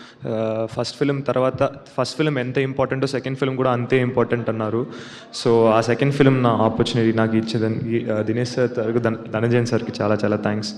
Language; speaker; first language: Telugu; non-native, learner; Tamil